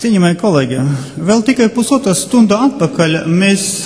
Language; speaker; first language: Latvian; non-native, local second language; Russian